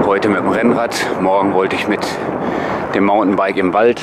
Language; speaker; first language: German; native; German